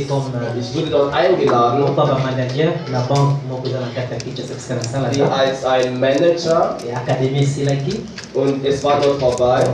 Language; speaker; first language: German; non-native, learner; French